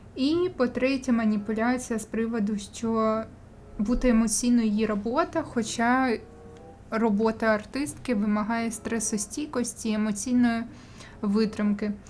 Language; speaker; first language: Ukrainian; native; Ukrainian